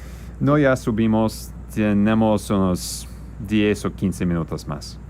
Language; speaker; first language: Spanish; non-native, learner; English